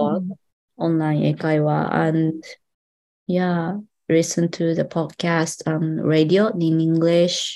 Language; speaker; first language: English; non-native, learner; Japanese